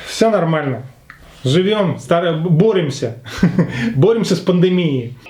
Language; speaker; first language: Russian; native; Russian